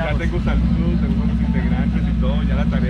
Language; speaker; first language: Spanish; native; Spanish